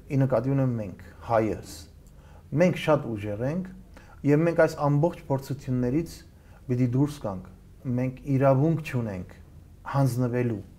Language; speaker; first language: Armenian; early bilingual, heritage; Armenian